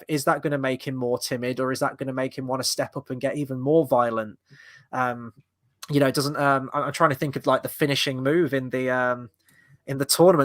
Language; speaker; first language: English; native; English